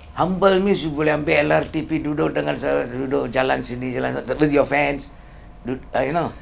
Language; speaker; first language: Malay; non-native, local second language; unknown